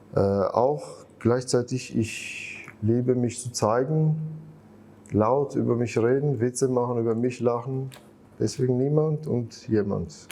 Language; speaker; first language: German; non-native, fluent; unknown